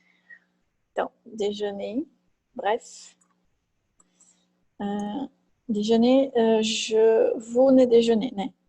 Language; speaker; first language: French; non-native, fluent; Portuguese